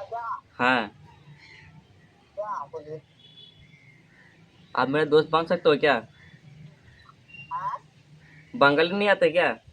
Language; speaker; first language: Hindi; non-native, local second language; Bangla